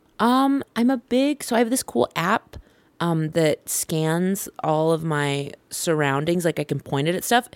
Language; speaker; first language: English; native; English